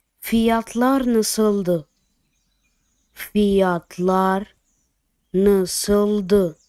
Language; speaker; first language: Turkish; non-native, fluent; Arabic